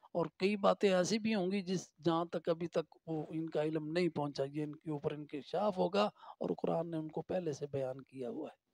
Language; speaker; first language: Urdu; non-native, local second language; Punjabi